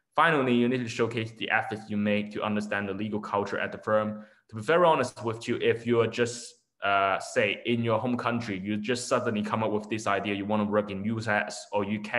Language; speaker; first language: English; non-native, local second language; Cantonese